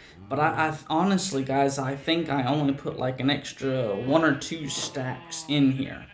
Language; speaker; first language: English; native; English